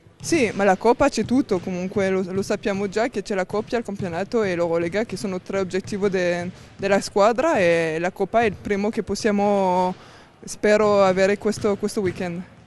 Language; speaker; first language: Italian; non-native, fluent; French